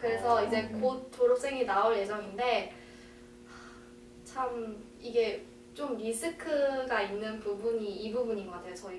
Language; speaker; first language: Korean; early bilingual, heritage; Korean